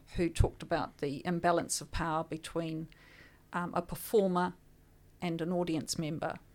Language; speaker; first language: English; native; English